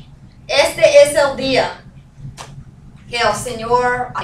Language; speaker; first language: Spanish; non-native, fluent; English